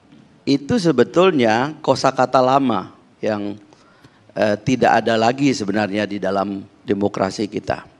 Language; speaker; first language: Indonesian; native; Indonesian